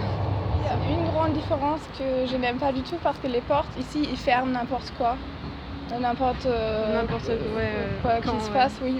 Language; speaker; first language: French; non-native, learner; German